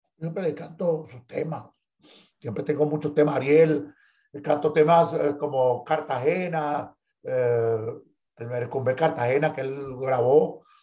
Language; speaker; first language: Spanish; native; Spanish